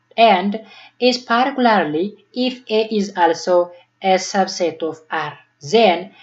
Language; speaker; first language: English; non-native, local second language; Amharic